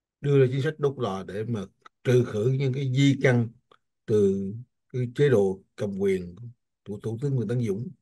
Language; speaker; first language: Vietnamese; native; Vietnamese